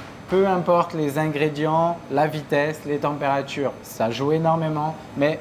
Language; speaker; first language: French; native; French